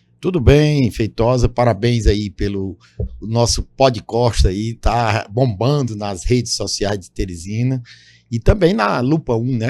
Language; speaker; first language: Portuguese; native; Portuguese